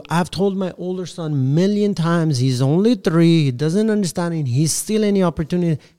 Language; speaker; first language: English; non-native, fluent; Persian